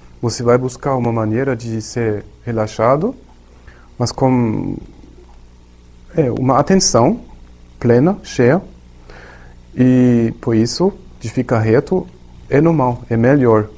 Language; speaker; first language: Portuguese; non-native, learner; German